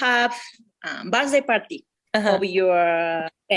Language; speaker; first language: English; non-native, fluent; Japanese